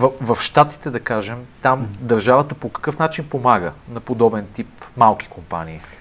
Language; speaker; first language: Bulgarian; native; Bulgarian